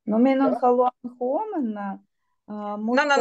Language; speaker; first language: Finnish; non-native, learner; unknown